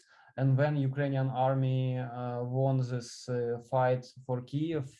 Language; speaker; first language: English; non-native, learner; Ukrainian